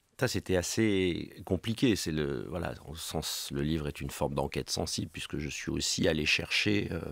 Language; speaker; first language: French; native; French